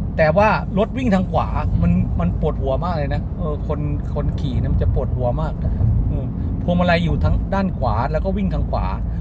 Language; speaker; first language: Thai; native; Thai